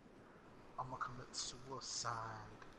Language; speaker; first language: English; native; English